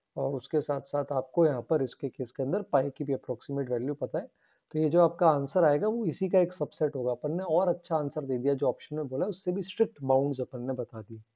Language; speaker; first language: Hindi; native; Hindi